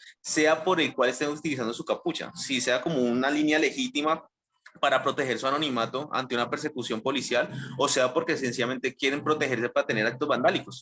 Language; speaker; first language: Spanish; native; Spanish